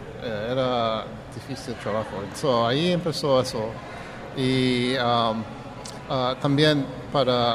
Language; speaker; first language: Spanish; early bilingual, heritage; Spanish